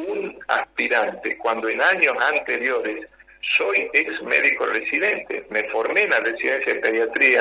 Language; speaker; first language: Spanish; native; Spanish